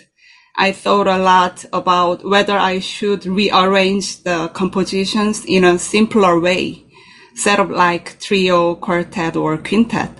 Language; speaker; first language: English; non-native, learner; Korean